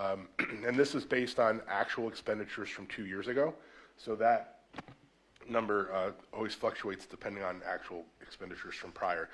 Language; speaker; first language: English; native; English